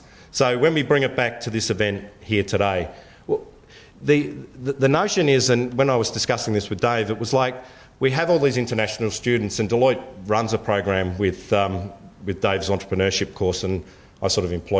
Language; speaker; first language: English; native; English